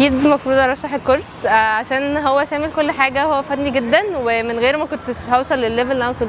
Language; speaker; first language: Arabic; native; Arabic